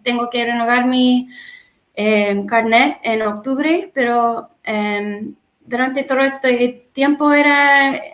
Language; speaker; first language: Spanish; non-native, learner; English